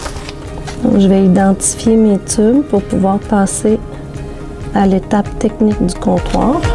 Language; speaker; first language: French; native; French